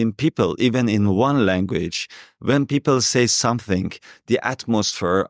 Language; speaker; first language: English; non-native, learner; Persian